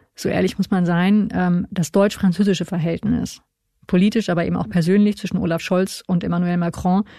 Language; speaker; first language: German; native; German